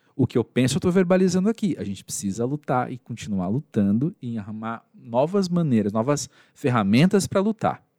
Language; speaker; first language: Portuguese; native; Portuguese